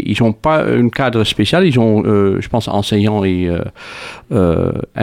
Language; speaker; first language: French; non-native, fluent; Dutch